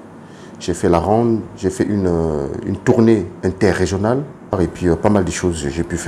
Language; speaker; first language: French; non-native, local second language; Lingala